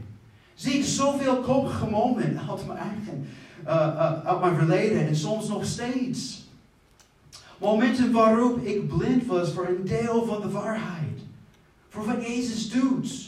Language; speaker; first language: Dutch; non-native, fluent; English